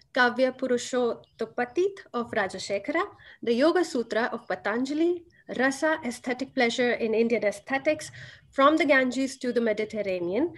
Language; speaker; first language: English; non-native, local second language; Hindi